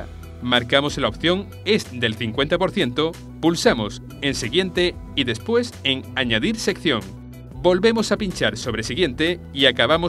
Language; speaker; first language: Spanish; native; Spanish